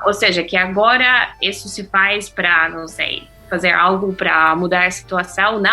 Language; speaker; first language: Portuguese; non-native, fluent; Russian